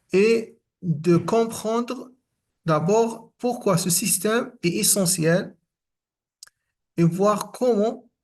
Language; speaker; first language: French; non-native, local second language; Arabic